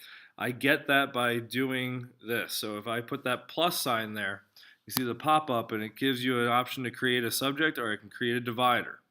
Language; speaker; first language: English; native; English